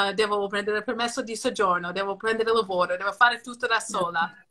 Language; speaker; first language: Italian; non-native, fluent; English